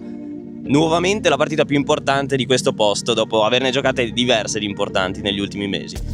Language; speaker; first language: Italian; native; Italian